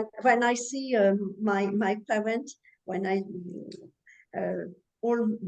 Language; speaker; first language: English; non-native, learner; French